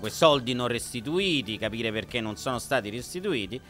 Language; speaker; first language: Italian; native; Italian